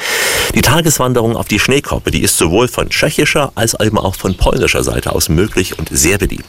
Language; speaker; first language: German; native; German